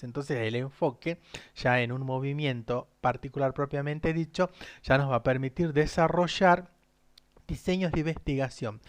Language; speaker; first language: Spanish; native; Spanish